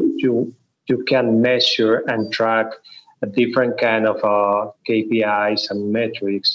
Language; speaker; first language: English; non-native, fluent; Spanish